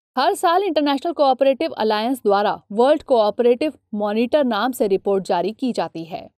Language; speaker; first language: Hindi; native; Hindi